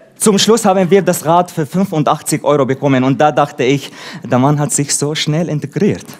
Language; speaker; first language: German; non-native, fluent; Arabic